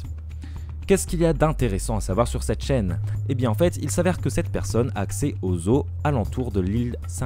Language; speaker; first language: French; native; French